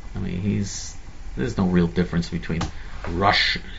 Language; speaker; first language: English; native; English